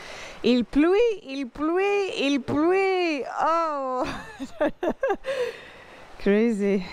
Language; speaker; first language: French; non-native, learner; Dutch